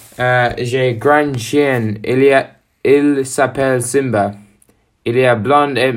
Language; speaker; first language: French; non-native, learner; English